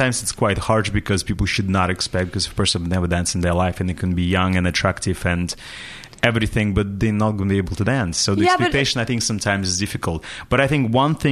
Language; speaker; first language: English; non-native, fluent; Russian